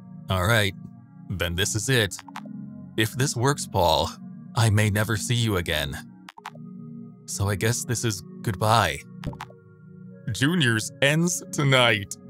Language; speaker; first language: English; native; English